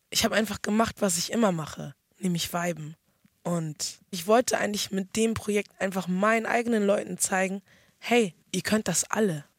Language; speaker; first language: German; early bilingual, other home language; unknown